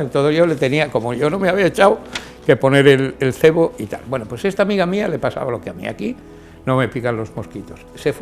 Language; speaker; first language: Spanish; native; Spanish